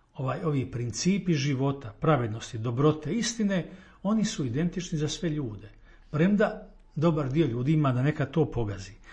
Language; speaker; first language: Croatian; native; Croatian